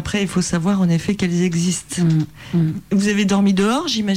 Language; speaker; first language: French; native; French